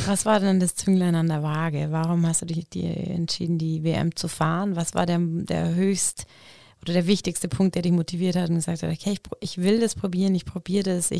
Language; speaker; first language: German; native; German